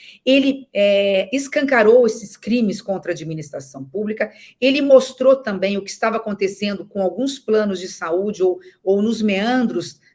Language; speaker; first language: Portuguese; native; Portuguese